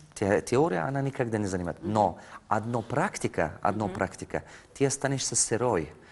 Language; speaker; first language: Russian; non-native, fluent; Tajik